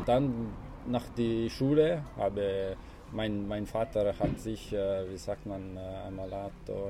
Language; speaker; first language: German; non-native, local second language; Italian